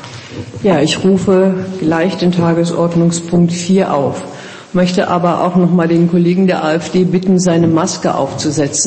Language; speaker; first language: German; native; German